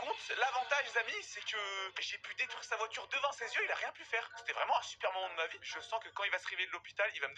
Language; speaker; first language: French; native; French